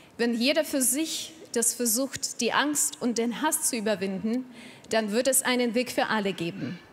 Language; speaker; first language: German; non-native, fluent; Ukrainian